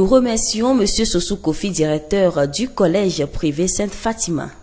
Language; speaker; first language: French; non-native, local second language; Ewe